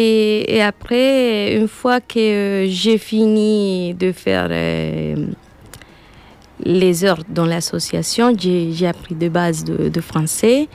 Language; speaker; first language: French; non-native, learner; Spanish